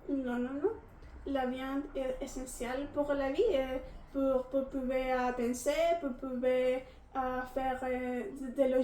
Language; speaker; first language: French; non-native, learner; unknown